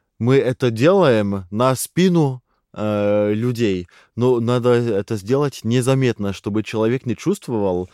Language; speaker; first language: Russian; non-native, fluent; French